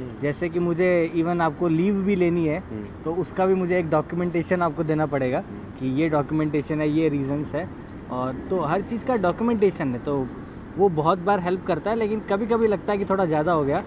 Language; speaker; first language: Hindi; native; Hindi